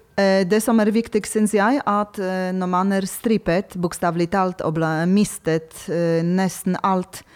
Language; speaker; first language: Norwegian; non-native, fluent; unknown